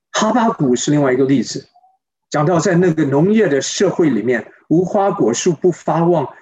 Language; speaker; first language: Chinese; native; Chinese